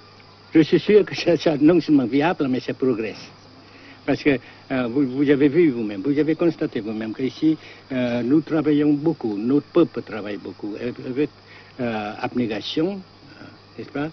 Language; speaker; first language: French; non-native, local second language; Vietnamese